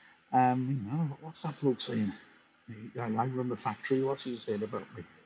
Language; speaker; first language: English; native; English